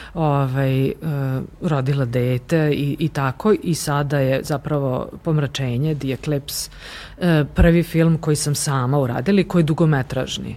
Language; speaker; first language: Serbian; native; Serbian